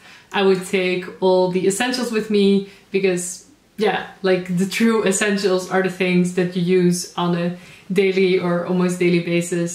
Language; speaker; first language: English; non-native, fluent; Dutch